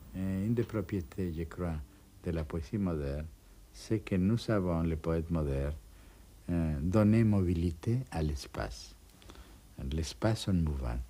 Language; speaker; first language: French; non-native, fluent; Spanish